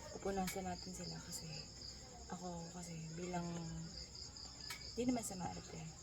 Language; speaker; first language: Filipino; native; Filipino